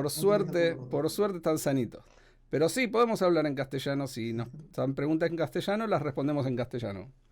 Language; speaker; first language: Spanish; native; Spanish